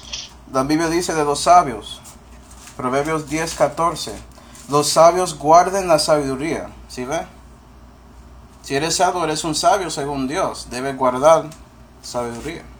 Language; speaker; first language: Spanish; non-native, fluent; English